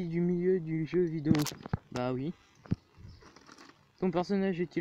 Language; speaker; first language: French; native; French